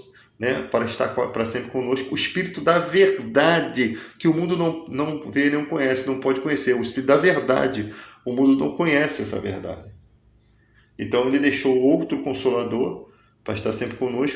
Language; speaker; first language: Portuguese; native; Portuguese